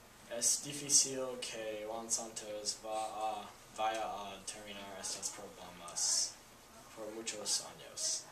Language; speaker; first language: Spanish; non-native, learner; English